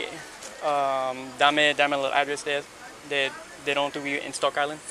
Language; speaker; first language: Spanish; early bilingual, heritage; Spanish